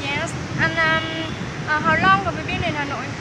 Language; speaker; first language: English; non-native, learner; Vietnamese